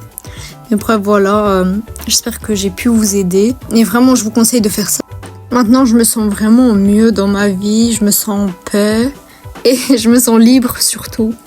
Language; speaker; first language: French; native; French